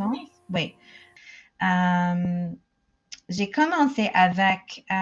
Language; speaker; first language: French; non-native, local second language; English